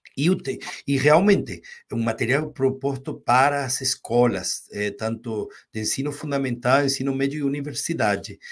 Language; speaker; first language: Portuguese; non-native, fluent; Spanish